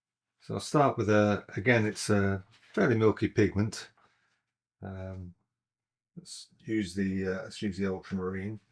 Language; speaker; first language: English; native; English